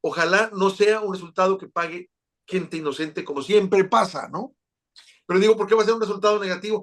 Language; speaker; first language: Spanish; native; Spanish